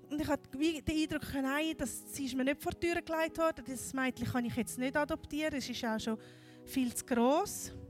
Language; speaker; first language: German; native; German